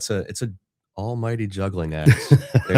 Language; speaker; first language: English; native; English